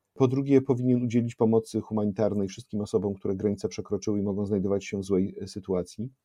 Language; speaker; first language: Polish; native; Polish